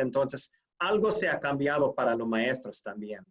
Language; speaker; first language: Spanish; non-native, fluent; English